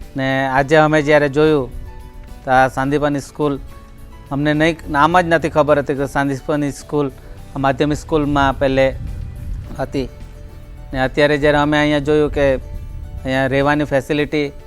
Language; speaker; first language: Gujarati; non-native, local second language; Kukna